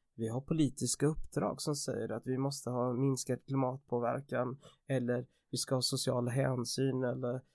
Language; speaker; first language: Swedish; native; Swedish